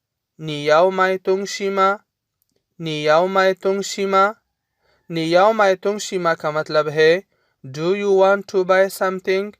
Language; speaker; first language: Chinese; non-native, fluent; Urdu